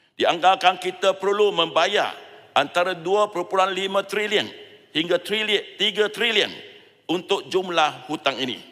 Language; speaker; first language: Malay; non-native, local second language; Chinese